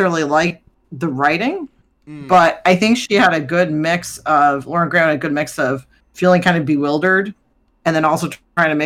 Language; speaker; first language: English; native; English